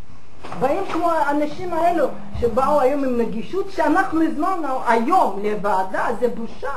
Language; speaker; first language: Hebrew; non-native, fluent; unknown